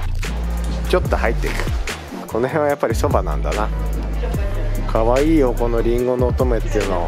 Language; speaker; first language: Japanese; native; Japanese